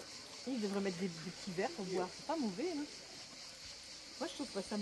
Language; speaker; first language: French; native; French